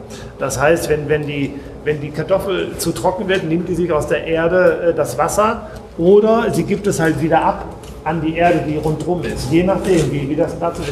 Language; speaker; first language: German; native; German